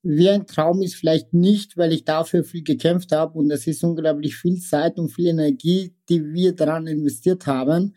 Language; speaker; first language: German; non-native, fluent; Persian